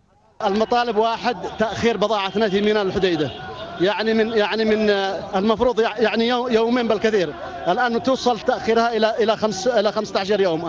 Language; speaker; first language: Arabic; native; Arabic